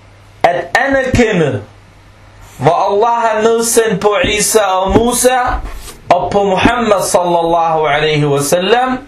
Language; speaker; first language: Danish; non-native, fluent; Arabic